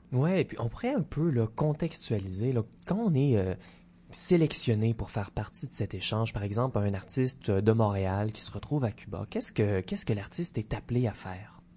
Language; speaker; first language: French; native; French